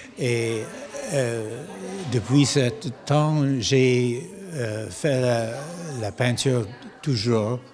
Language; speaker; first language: French; non-native, local second language; English